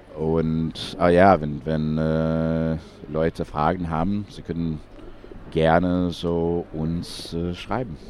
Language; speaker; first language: German; non-native, fluent; English